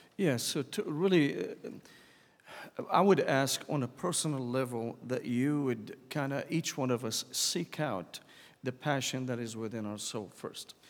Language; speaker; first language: English; non-native, fluent; Arabic